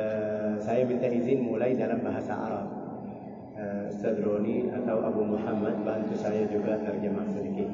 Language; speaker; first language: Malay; non-native, learner; Arabic